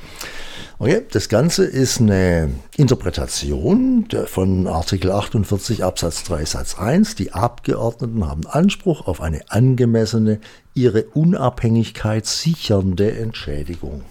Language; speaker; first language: German; native; German